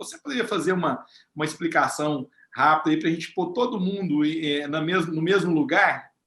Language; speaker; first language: Portuguese; native; Portuguese